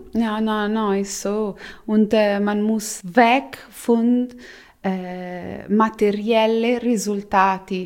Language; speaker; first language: German; non-native, local second language; Italian